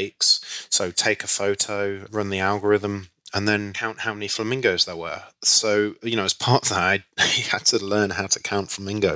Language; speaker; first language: English; native; English